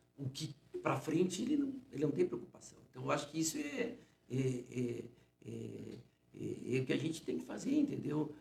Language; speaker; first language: Portuguese; native; Portuguese